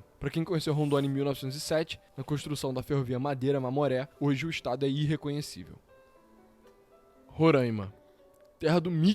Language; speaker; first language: Portuguese; native; Portuguese